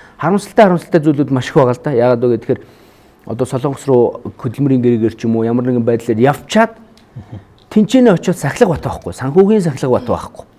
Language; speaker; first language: Mongolian; native; Mongolian